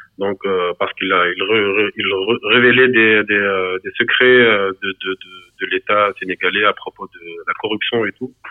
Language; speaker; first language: French; non-native, local second language; Arabic